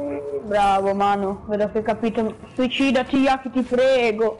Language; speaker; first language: Italian; native; Italian